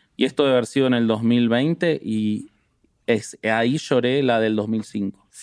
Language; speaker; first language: Spanish; native; Spanish